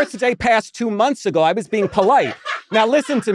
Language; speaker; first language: English; native; English